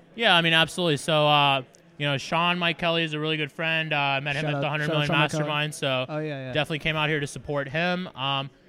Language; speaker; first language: English; native; English